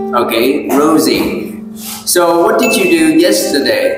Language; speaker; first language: English; non-native, fluent; Vietnamese